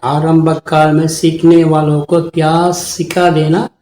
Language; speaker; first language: Hindi; non-native, local second language; Tamil